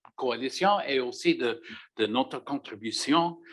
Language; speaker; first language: French; non-native, local second language; English